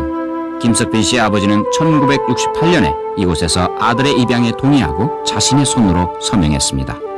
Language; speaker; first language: Korean; native; Korean